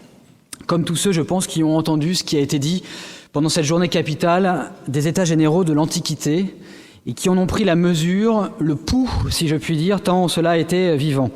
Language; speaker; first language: French; native; French